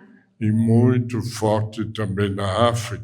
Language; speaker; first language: Portuguese; non-native, fluent; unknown